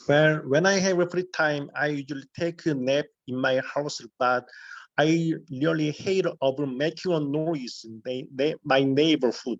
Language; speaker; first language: English; non-native, learner; Korean